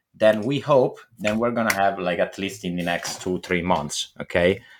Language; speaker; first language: English; non-native, fluent; Italian